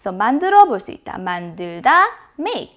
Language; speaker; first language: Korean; non-native, fluent; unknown